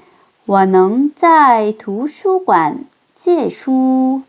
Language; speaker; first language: Chinese; non-native, fluent; Korean